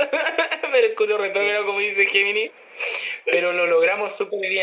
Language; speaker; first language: Spanish; native; Spanish